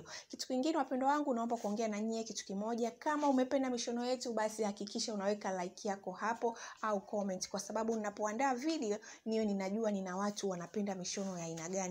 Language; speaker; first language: Swahili; native; Swahili